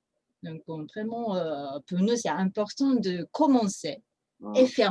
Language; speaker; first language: French; non-native, fluent; Japanese